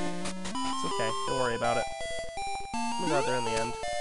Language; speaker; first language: English; native; English